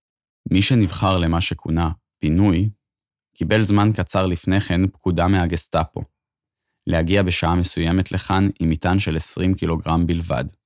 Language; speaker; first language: Hebrew; native; Hebrew